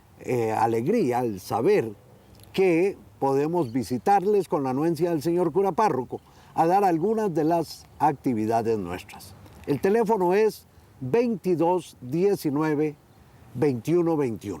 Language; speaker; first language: Spanish; native; Spanish